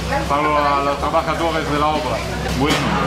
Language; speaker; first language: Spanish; non-native, learner; Italian